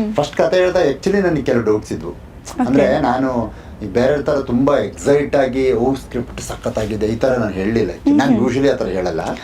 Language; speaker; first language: Kannada; native; Kannada